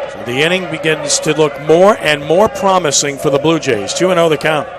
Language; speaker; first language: English; native; English